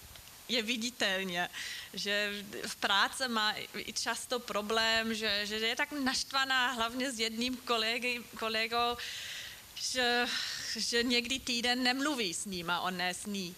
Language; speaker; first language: Czech; non-native, fluent; German